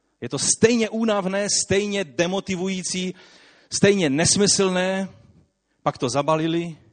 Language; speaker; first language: Czech; non-native, local second language; Polish